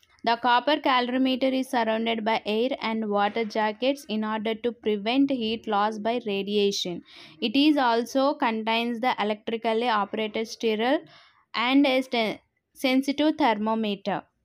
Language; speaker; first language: English; non-native, local second language; Telugu